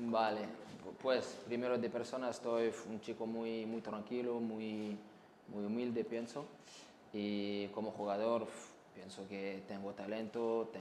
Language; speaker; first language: Spanish; non-native, learner; French